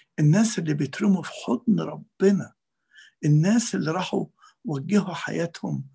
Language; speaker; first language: Arabic; native; Arabic